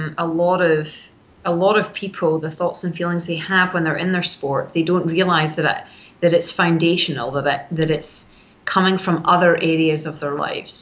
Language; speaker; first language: English; native; English